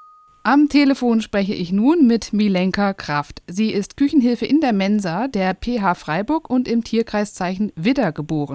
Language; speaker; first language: German; native; German